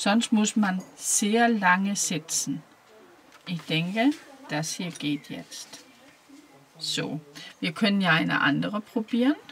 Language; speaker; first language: German; non-native, fluent; Danish